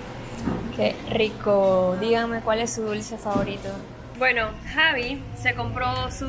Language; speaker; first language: Spanish; native; Spanish